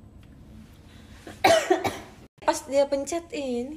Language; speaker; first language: Indonesian; native; Indonesian